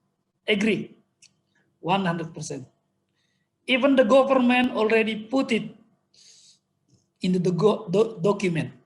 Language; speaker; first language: English; non-native, fluent; Indonesian